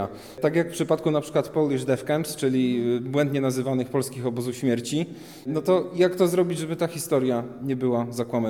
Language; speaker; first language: Polish; native; Polish